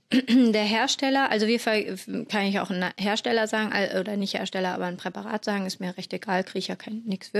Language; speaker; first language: German; native; German